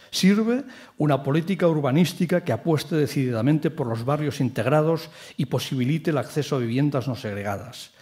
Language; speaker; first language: Spanish; non-native, local second language; Catalan